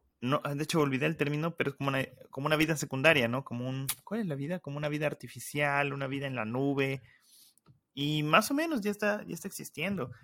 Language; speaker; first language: Spanish; native; Spanish